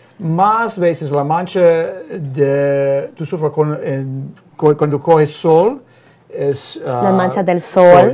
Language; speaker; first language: Spanish; non-native, learner; English